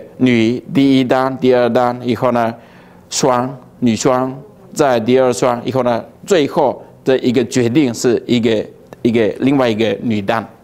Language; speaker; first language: Chinese; early bilingual, heritage; Chinese